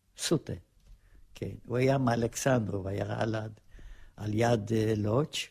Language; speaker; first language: Hebrew; non-native, fluent; Polish